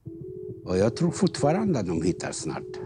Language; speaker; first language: Swedish; non-native, fluent; Polish